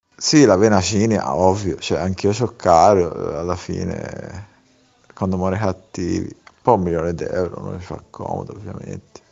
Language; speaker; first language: Italian; native; Italian